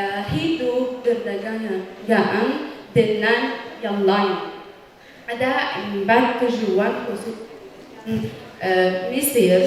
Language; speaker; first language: Indonesian; non-native, fluent; Arabic